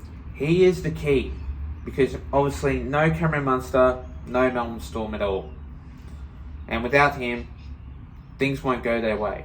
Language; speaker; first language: English; native; English